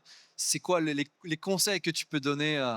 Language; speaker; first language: French; native; French